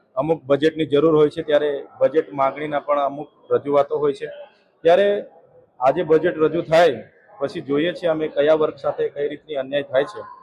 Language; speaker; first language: Gujarati; non-native, local second language; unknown